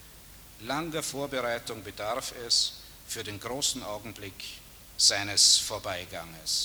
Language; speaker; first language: German; native; German